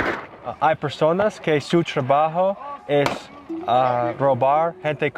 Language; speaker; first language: Spanish; non-native, learner; English